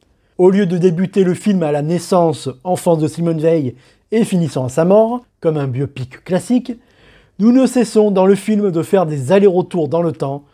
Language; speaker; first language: French; native; French